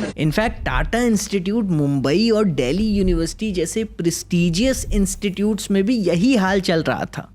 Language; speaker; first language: Hindi; native; Hindi